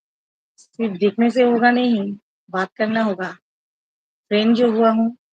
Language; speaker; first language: Hindi; non-native, local second language; Bangla